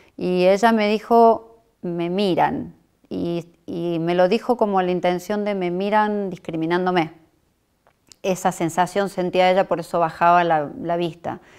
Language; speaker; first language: Spanish; native; Spanish